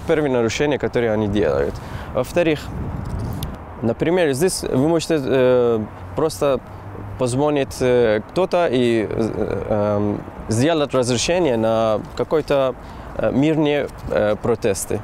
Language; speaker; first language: Russian; non-native, fluent; Persian